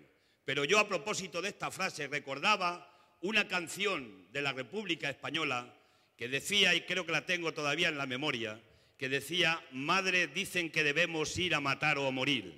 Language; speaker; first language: Spanish; native; Spanish